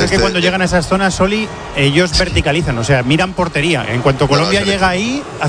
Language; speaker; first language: Spanish; native; Spanish